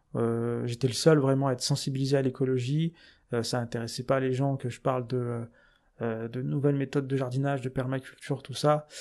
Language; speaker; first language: French; native; French